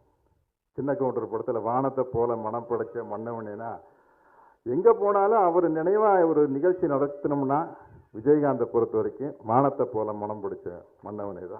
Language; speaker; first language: Tamil; native; Tamil